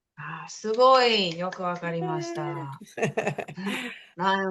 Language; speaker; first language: Japanese; non-native, fluent; English